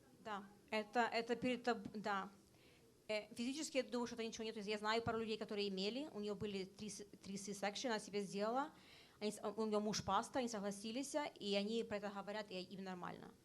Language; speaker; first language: Russian; early bilingual, heritage; Russian